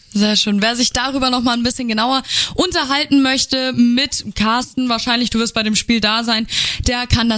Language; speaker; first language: German; native; German